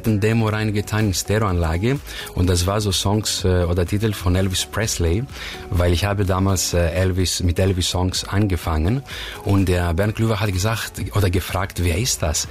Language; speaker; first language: German; non-native, fluent; Greek